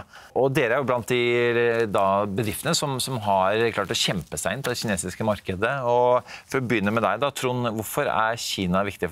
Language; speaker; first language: Norwegian; native; Norwegian